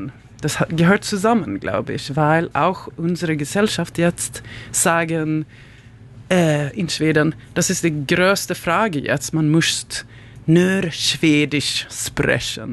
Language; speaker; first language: German; non-native, learner; Swedish